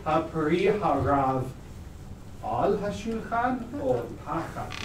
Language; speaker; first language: Hebrew; non-native, learner; English